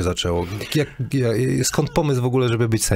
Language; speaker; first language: Polish; native; Polish